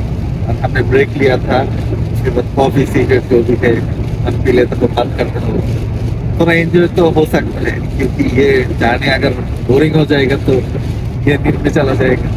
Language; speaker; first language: Hindi; non-native, learner; Bangla